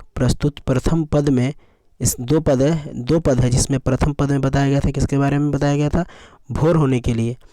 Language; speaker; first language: Hindi; native; Hindi